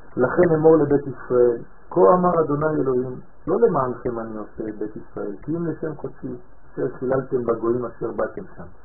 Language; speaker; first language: Hebrew; non-native, fluent; French